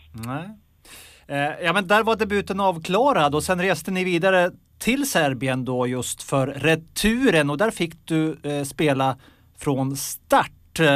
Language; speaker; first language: Swedish; native; Swedish